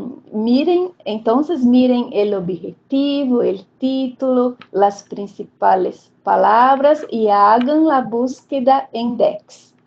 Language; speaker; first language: Spanish; non-native, fluent; Portuguese